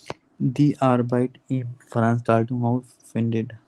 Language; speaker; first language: German; non-native, learner; Hindi